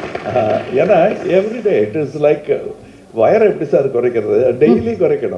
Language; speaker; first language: Tamil; native; Tamil